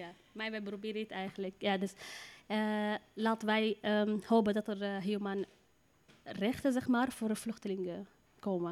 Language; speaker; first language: Dutch; non-native, learner; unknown